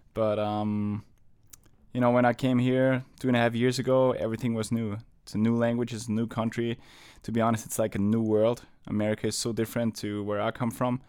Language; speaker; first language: English; non-native, fluent; German